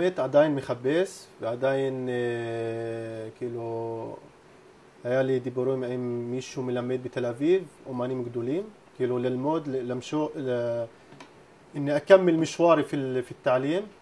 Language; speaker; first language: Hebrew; non-native, local second language; Arabic